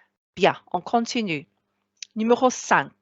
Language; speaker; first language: French; non-native, fluent; Welsh